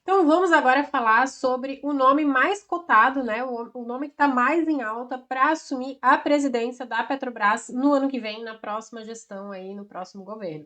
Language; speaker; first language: Portuguese; native; Portuguese